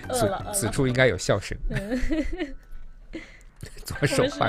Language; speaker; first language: Chinese; native; Chinese